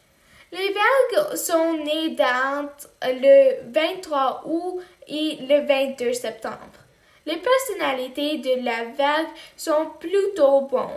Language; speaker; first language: French; non-native, learner; English